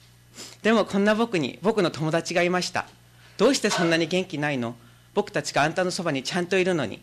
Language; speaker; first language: Japanese; non-native, learner; Korean